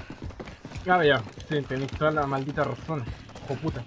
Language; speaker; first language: Spanish; native; Spanish